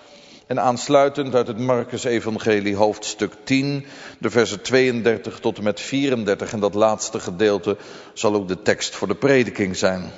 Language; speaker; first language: Dutch; native; Dutch